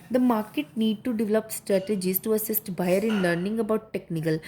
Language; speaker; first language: English; non-native, local second language; Punjabi